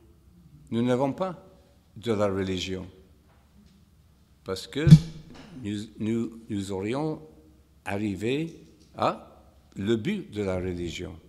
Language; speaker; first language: French; non-native, fluent; English